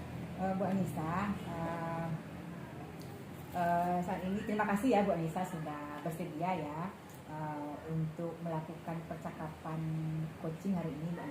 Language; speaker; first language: Indonesian; native; Indonesian